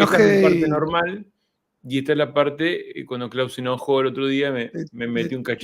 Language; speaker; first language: Spanish; native; Spanish